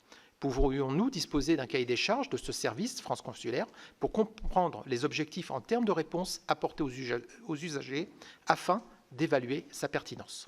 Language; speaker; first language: French; native; French